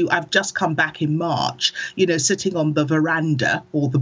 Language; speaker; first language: English; early bilingual, other home language; Akan